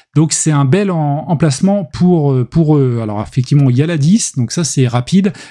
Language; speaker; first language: French; native; French